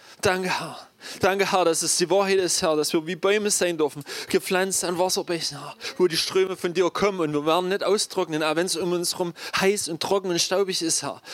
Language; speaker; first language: German; native; German